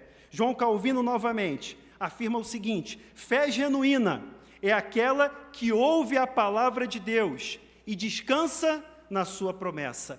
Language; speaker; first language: Portuguese; native; Portuguese